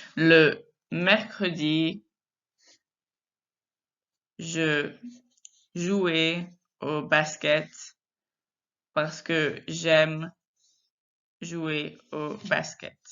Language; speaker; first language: French; non-native, fluent; English